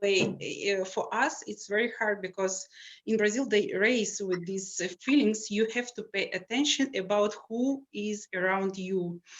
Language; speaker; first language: English; non-native, learner; Russian